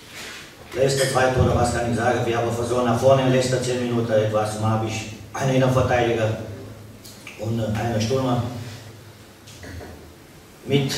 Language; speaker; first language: German; non-native, fluent; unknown